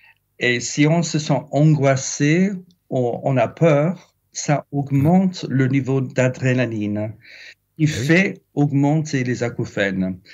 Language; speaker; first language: French; non-native, fluent; English